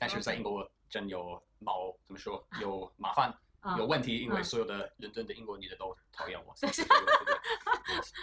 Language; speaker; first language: Chinese; early bilingual, heritage; English